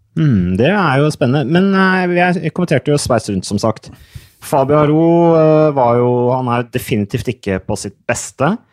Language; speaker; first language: Norwegian; native; Norwegian